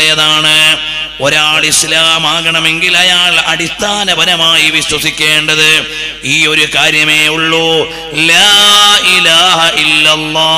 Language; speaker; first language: Malayalam; native; Malayalam